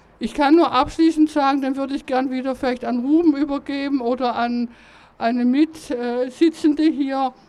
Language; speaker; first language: German; native; German